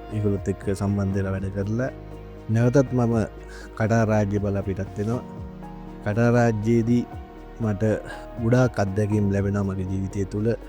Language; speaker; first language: Sinhala; native; Sinhala